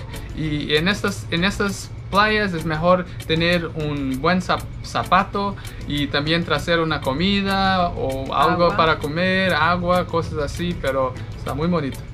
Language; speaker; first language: Spanish; non-native, fluent; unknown